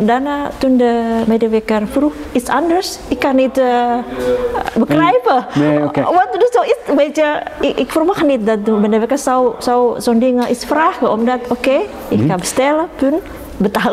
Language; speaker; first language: Dutch; non-native, learner; Indonesian